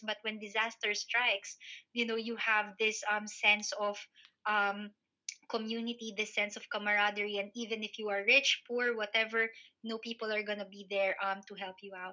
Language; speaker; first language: English; non-native, local second language; Filipino